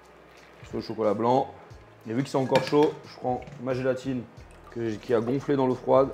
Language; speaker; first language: French; native; French